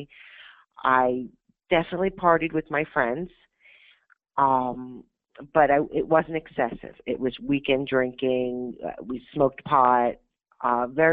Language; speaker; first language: English; native; English